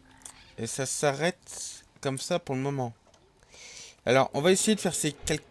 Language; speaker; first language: French; native; French